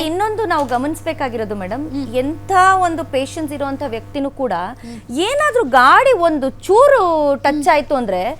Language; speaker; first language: Kannada; native; Kannada